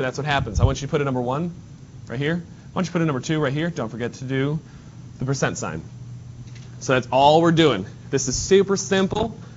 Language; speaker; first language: English; native; English